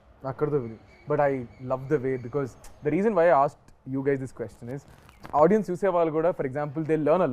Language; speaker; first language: Telugu; native; Telugu